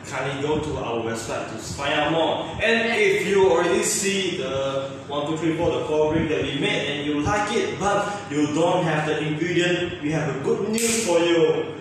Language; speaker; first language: English; non-native, local second language; Chinese